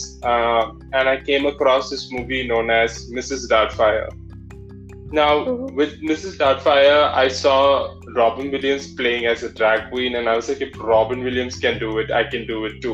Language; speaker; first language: English; non-native, local second language; Malayalam